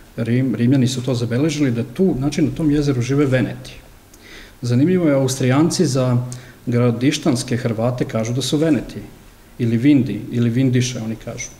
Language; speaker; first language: Serbian; early bilingual, heritage; Serbian